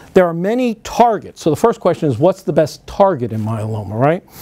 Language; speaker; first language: English; native; English